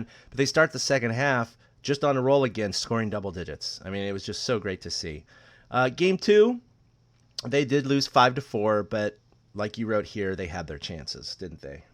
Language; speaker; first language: English; native; English